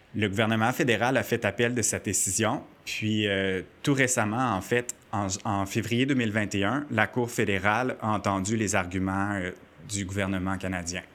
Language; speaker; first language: French; native; French